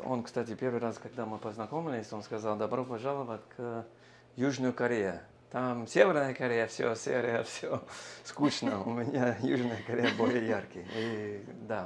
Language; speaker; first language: Russian; non-native, learner; English